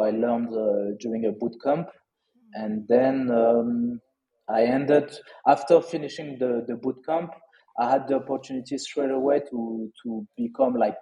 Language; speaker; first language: English; non-native, fluent; French